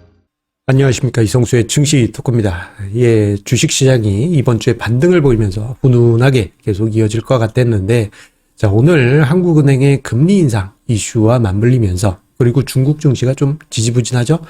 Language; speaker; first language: Korean; native; Korean